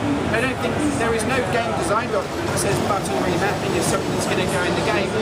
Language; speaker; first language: English; native; English